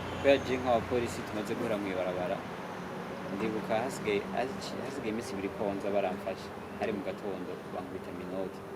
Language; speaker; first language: Rundi; early bilingual, heritage; Rundi